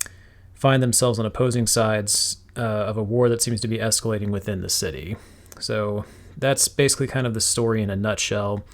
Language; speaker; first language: English; native; English